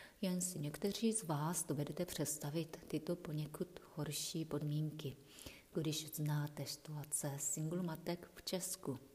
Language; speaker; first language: Czech; non-native, fluent; Japanese